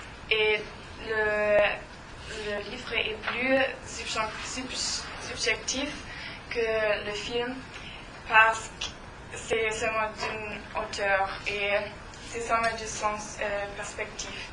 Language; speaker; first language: French; non-native, learner; German